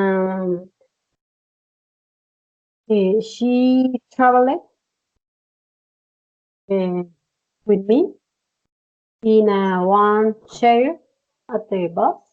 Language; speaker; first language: English; non-native, learner; Spanish